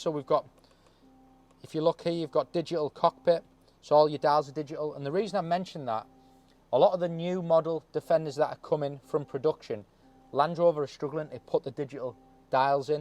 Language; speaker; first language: English; native; English